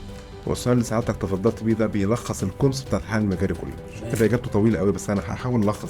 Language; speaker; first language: Arabic; native; Arabic